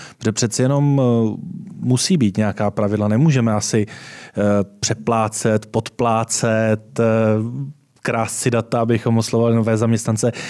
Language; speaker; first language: Czech; native; Czech